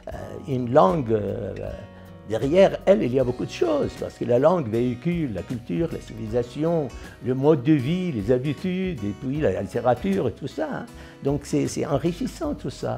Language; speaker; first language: French; non-native, fluent; Arabic